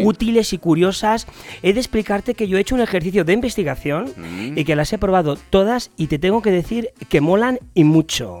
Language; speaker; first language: Spanish; native; Spanish